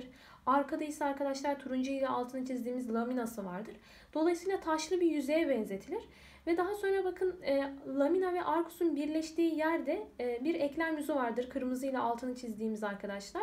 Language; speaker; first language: Turkish; native; Turkish